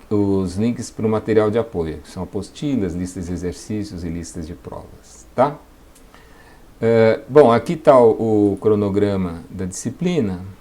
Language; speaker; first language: Portuguese; native; Portuguese